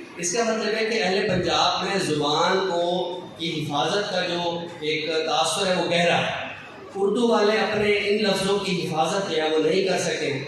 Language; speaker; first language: Urdu; non-native, local second language; Saraiki